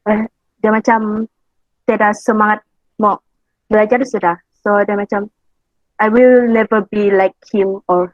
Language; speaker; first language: Malay; native; Malay